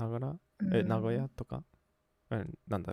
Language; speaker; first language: Japanese; early bilingual, heritage; Japanese